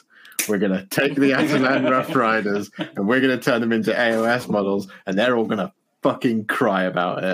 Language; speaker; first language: English; native; English